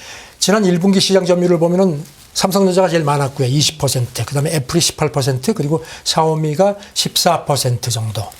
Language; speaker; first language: Korean; native; Korean